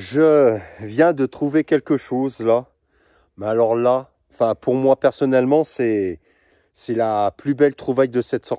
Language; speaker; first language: French; native; French